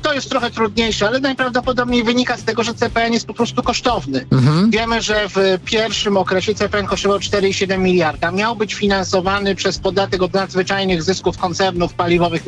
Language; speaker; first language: Polish; native; Polish